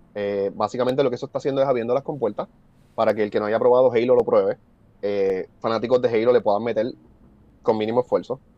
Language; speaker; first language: Spanish; native; Spanish